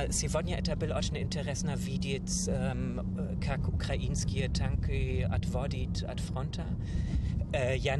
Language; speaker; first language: Russian; non-native, learner; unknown